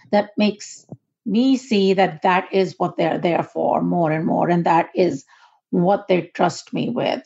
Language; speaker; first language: English; non-native, local second language; Urdu